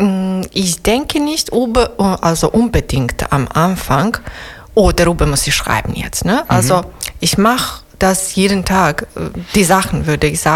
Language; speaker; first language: German; non-native, learner; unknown